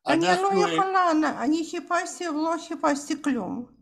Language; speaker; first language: Hebrew; non-native, fluent; Russian